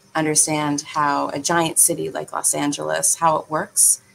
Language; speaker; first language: English; native; English